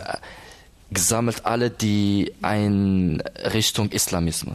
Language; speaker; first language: German; non-native, learner; Arabic